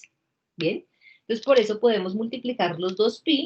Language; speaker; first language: Spanish; native; Spanish